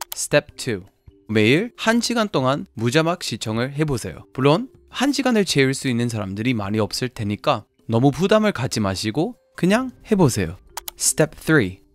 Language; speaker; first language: Korean; non-native, fluent; English